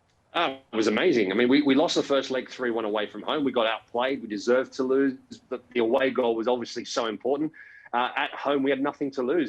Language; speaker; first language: English; native; English